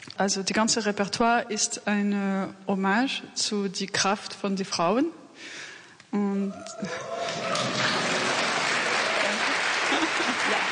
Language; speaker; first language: German; non-native, learner; French